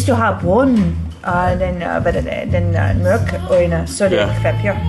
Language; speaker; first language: Danish; non-native, learner; English